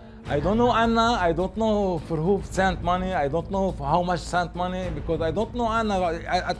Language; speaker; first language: English; non-native, learner; Arabic